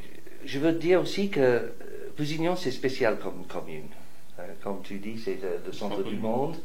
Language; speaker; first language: French; non-native, fluent; English